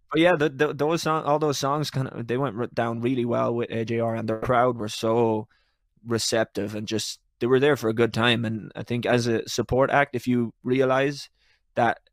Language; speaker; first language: English; native; English